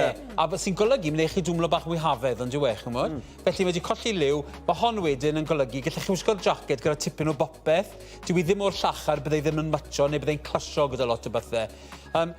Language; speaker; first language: Welsh; native; Welsh